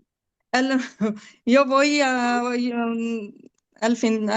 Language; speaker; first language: Spanish; non-native, learner; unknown